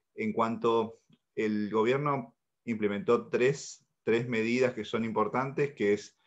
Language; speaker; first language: Spanish; native; Spanish